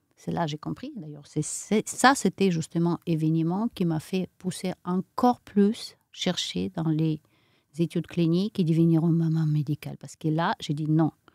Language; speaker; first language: French; non-native, fluent; Romanian